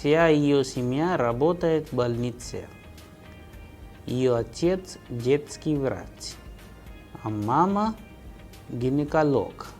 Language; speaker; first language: Russian; non-native, fluent; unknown